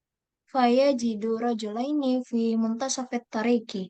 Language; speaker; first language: Arabic; non-native, learner; Indonesian